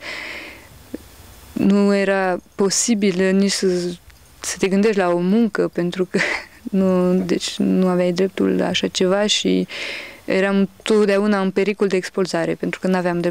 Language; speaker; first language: Romanian; early bilingual, heritage; Romanian